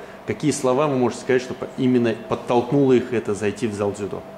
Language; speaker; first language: Russian; native; Russian